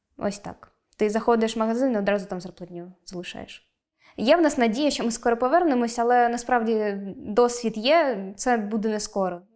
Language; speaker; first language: Ukrainian; non-native, local second language; Russian